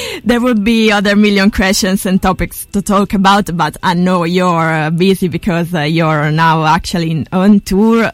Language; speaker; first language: English; non-native, fluent; Italian